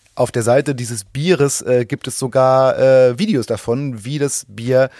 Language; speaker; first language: German; native; German